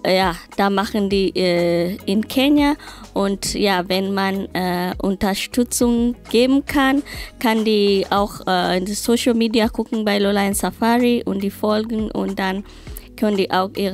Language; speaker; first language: German; non-native, learner; Swahili